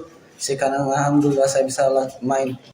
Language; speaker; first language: Indonesian; non-native, learner; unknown